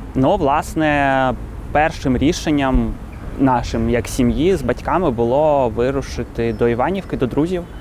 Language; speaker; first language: Ukrainian; non-native, local second language; Russian